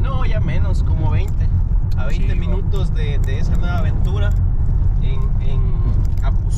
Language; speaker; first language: Spanish; native; Spanish